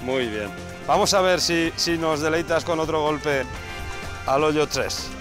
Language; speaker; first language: Spanish; native; Spanish